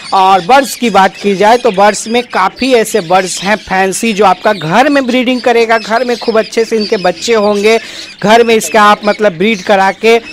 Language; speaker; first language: Hindi; native; Hindi